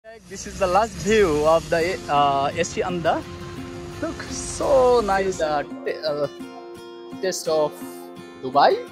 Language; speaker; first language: English; non-native, learner; Bangla